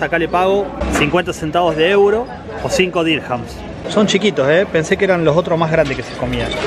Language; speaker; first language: Spanish; native; Spanish